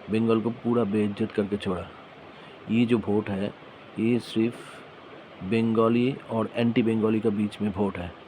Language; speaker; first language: Hindi; non-native, local second language; Bangla